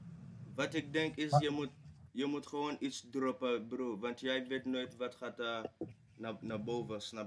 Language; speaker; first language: Dutch; non-native, learner; English